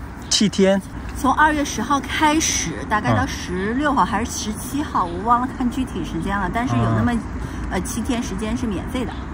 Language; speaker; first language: Chinese; native; Chinese